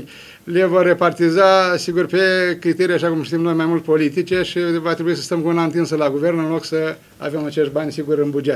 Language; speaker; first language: Romanian; native; Romanian